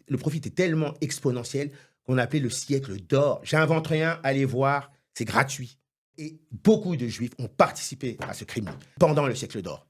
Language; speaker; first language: French; non-native, local second language; Haitian Creole